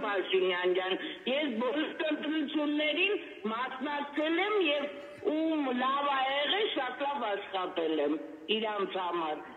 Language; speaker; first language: Armenian; native; Armenian